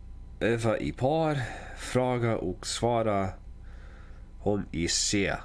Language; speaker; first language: Swedish; non-native, learner; English